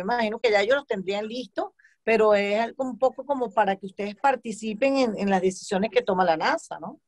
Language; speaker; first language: Spanish; native; Spanish